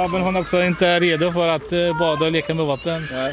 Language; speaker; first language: Swedish; non-native, learner; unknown